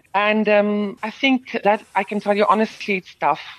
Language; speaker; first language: English; non-native, local second language; Afrikaans